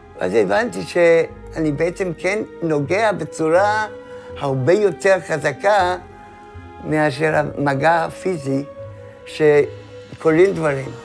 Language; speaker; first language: Hebrew; non-native, fluent; English